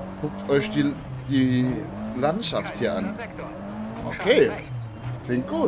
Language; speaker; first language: German; native; German